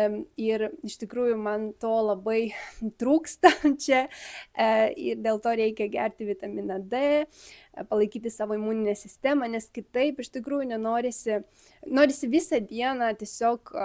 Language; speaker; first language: Lithuanian; early bilingual, other home language; Spanish